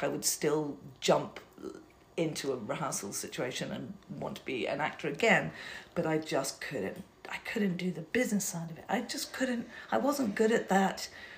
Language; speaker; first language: English; native; English